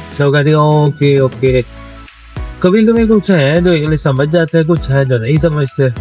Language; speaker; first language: Urdu; native; Urdu